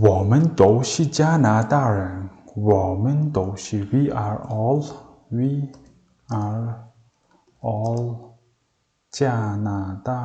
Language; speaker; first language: Chinese; non-native, learner; Mongolian